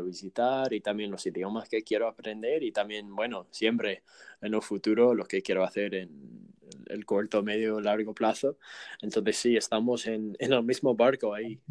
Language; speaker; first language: Spanish; non-native, fluent; English